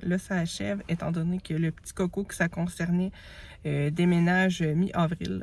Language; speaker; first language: French; native; French